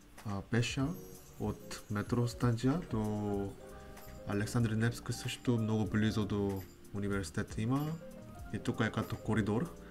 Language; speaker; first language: Bulgarian; non-native, learner; Korean